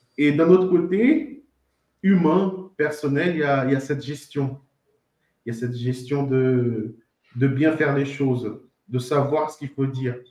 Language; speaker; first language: French; non-native, fluent; Portuguese